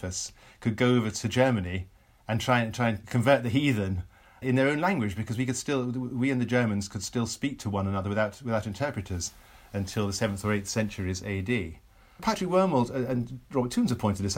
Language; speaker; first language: English; native; English